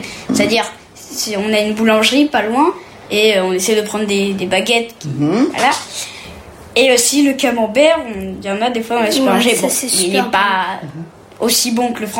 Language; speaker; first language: French; early bilingual, heritage; French